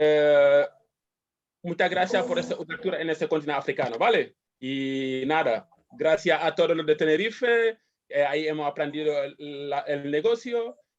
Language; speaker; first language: Spanish; non-native, learner; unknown